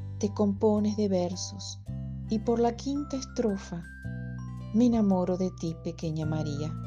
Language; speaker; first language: Spanish; early bilingual, heritage; Spanish